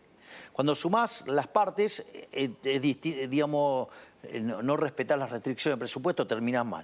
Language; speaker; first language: Spanish; native; Spanish